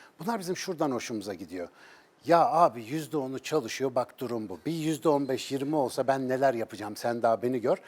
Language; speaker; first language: Turkish; native; Turkish